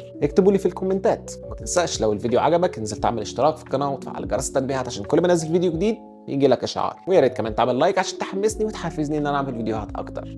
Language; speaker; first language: Arabic; native; Arabic